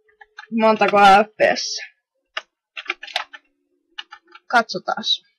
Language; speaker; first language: Finnish; native; Finnish